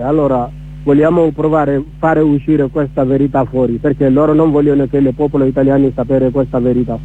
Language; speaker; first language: Italian; non-native, learner; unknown